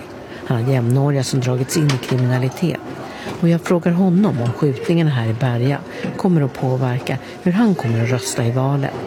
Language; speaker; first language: Swedish; native; Swedish